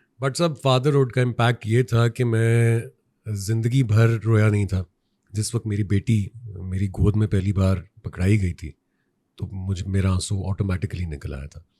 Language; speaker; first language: Urdu; non-native, local second language; Punjabi